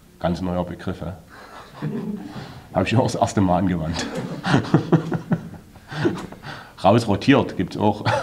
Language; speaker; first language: German; native; German